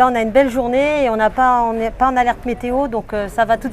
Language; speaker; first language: French; native; French